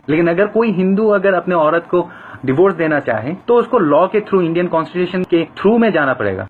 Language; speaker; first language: Hindi; non-native, fluent; Bangla